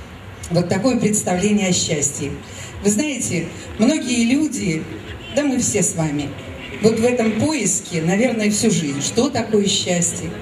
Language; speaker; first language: Russian; native; Russian